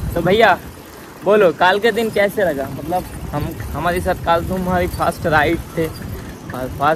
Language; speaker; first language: Hindi; non-native, local second language; Bangla